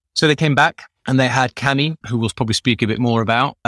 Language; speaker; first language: English; native; English